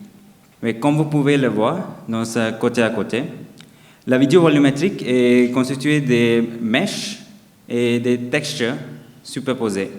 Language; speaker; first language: French; non-native, fluent; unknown